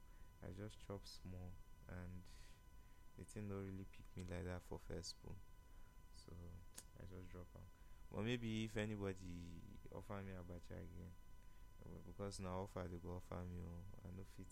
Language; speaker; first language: English; non-native, local second language; Igbo